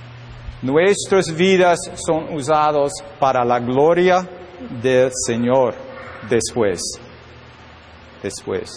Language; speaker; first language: Spanish; non-native, learner; English